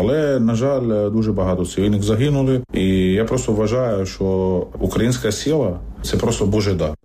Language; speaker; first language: Ukrainian; non-native, fluent; Arabic